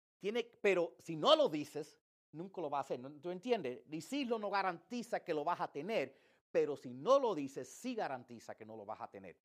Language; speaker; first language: Spanish; early bilingual, heritage; English